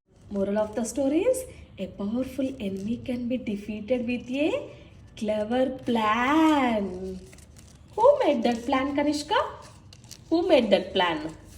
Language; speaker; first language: English; non-native, local second language; Telugu